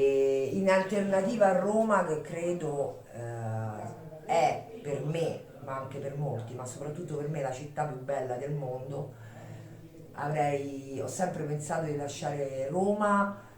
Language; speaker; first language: Italian; native; Italian